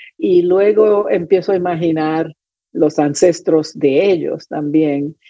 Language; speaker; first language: Spanish; native; Spanish